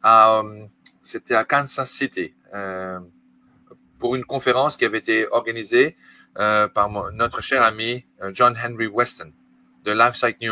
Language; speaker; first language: French; native; French